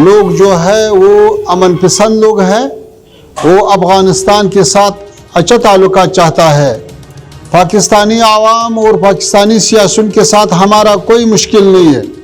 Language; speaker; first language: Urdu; non-native, fluent; Pashto